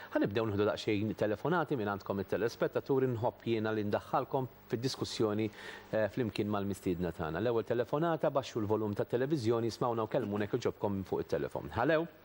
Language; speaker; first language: Maltese; native; Maltese